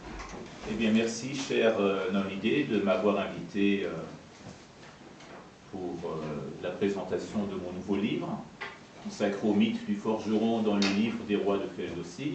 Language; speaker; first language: French; non-native, fluent; Persian